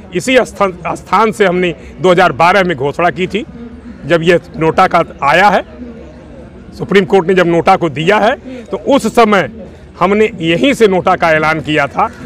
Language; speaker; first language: Hindi; native; Hindi